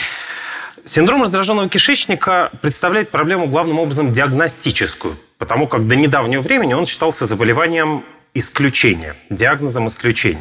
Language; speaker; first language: Russian; native; Russian